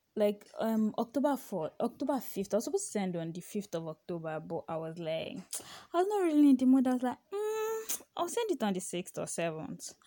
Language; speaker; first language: English; non-native, local second language; Yoruba